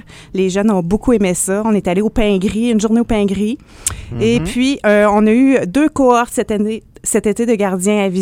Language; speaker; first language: French; native; French